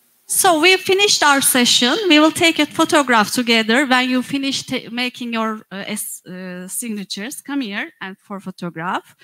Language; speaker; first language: English; non-native, fluent; Turkish